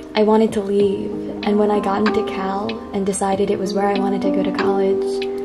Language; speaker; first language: English; native; English